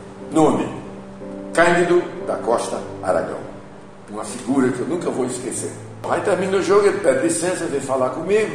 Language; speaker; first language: Portuguese; native; Portuguese